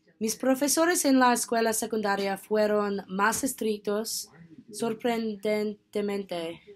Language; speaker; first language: Spanish; non-native, learner; English